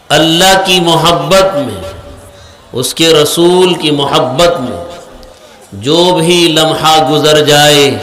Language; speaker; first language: Urdu; native; Urdu